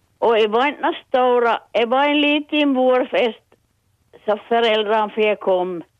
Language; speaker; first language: Swedish; native; Swedish